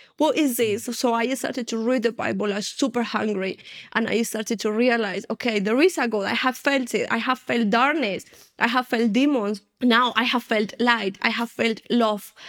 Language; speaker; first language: English; non-native, fluent; Spanish